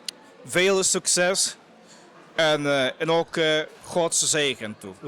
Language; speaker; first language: Dutch; non-native, fluent; Portuguese